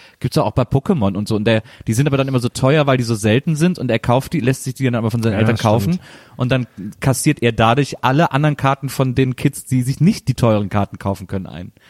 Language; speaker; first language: German; native; German